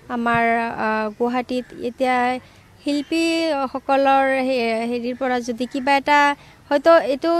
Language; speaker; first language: Assamese; non-native, local second language; Bangla